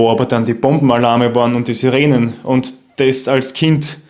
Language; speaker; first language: German; native; German